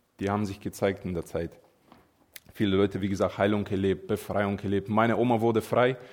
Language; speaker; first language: German; non-native, fluent; Bulgarian